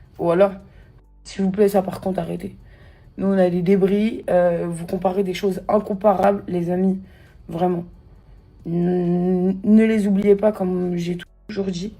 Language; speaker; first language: French; native; French